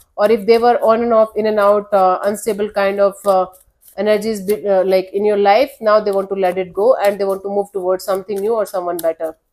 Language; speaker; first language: English; non-native, local second language; Hindi